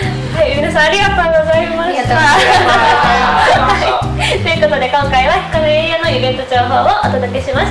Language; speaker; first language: Japanese; native; Japanese